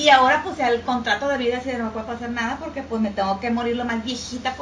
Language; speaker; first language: Spanish; native; Spanish